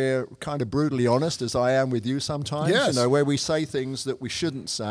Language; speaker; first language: English; native; English